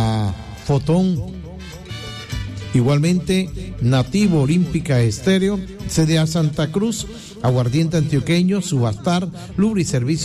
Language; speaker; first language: Spanish; native; Spanish